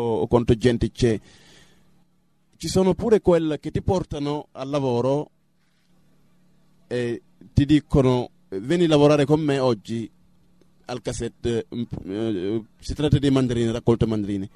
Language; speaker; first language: Italian; non-native, fluent; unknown